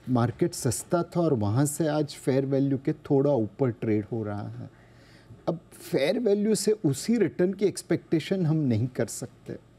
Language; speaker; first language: Hindi; non-native, local second language; Gujarati